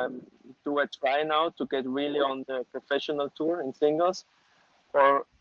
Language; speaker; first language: English; non-native, fluent; German